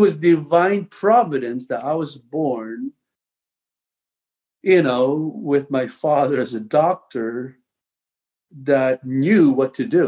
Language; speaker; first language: English; non-native, local second language; Filipino